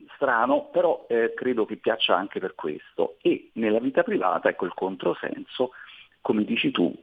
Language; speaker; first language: Italian; native; Italian